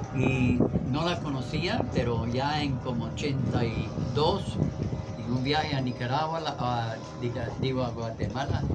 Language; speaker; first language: Spanish; non-native, fluent; English